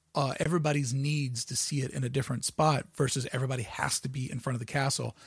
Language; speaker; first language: English; native; English